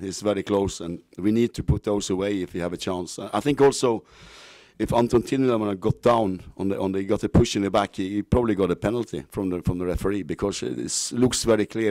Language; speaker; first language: English; non-native, fluent; Norwegian